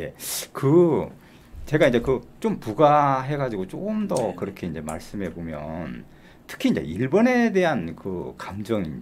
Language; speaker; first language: Korean; native; Korean